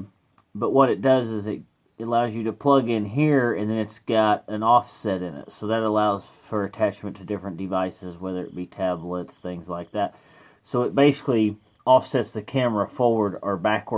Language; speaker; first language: English; native; English